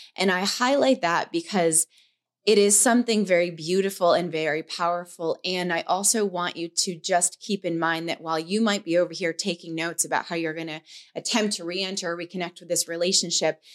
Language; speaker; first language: English; native; English